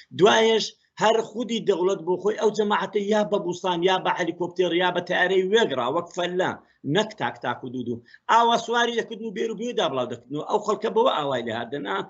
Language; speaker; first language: Central Kurdish; native; Central Kurdish